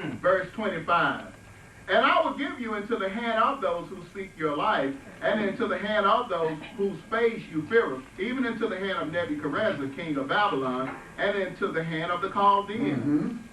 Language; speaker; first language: English; native; English